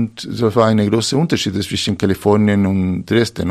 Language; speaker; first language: German; non-native, fluent; Spanish